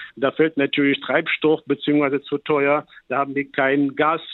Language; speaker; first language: German; non-native, fluent; Ukrainian